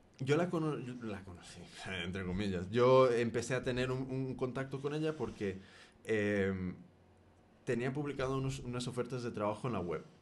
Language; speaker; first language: Spanish; early bilingual, heritage; Spanish